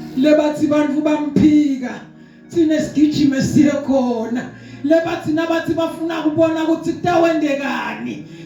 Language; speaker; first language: Zulu; non-native, local second language; Swati